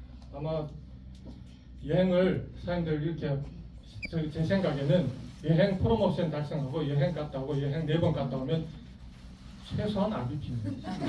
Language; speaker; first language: Korean; non-native, fluent; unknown